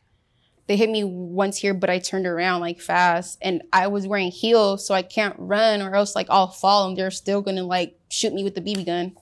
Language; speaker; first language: English; early bilingual, other home language; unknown